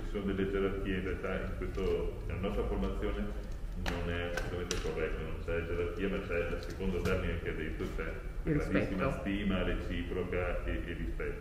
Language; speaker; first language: Italian; native; Italian